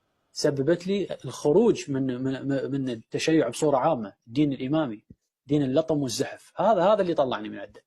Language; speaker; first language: Arabic; native; Arabic